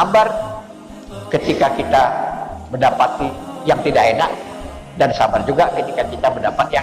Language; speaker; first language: Indonesian; native; Indonesian